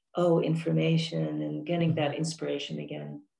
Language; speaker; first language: English; non-native, fluent; Dutch